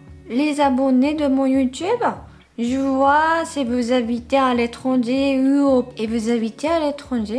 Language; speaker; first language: French; non-native, fluent; Japanese